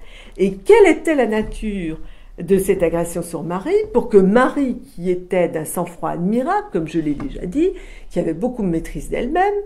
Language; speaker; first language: French; native; French